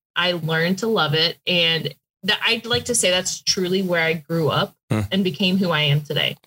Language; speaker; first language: English; native; English